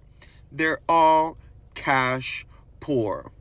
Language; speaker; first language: English; native; English